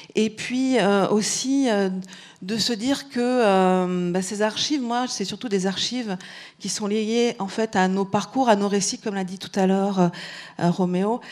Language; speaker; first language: French; native; French